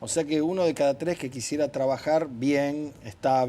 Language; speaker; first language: Spanish; native; Spanish